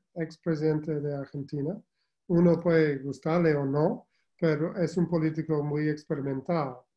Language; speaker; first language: Spanish; non-native, fluent; English